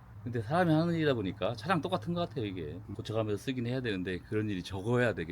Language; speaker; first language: Korean; native; Korean